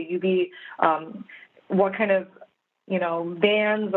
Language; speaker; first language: English; native; English